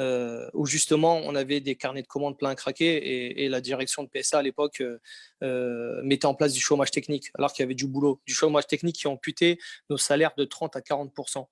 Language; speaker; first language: French; native; French